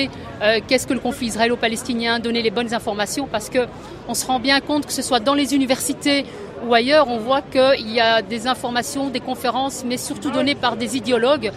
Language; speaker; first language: French; native; French